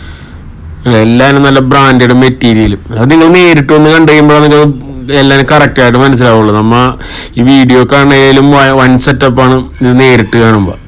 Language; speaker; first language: Malayalam; native; Malayalam